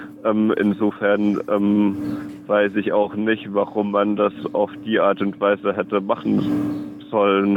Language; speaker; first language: German; native; German